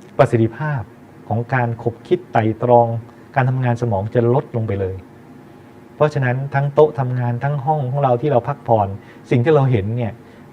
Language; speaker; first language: Thai; native; Thai